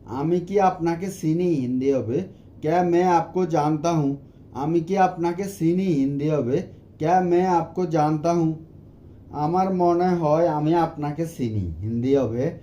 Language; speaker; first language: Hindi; non-native, learner; Bangla